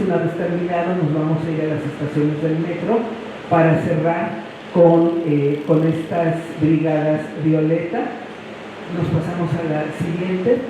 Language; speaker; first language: Spanish; native; Spanish